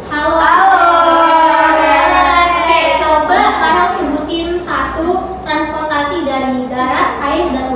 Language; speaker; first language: Indonesian; native; Indonesian